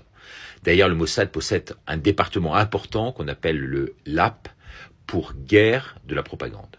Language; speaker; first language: French; native; French